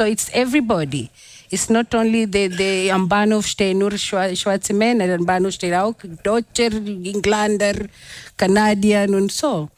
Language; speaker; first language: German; non-native, fluent; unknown